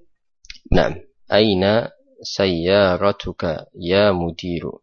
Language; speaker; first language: Arabic; non-native, fluent; Indonesian